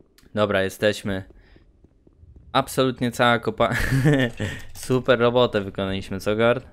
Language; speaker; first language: Polish; native; Polish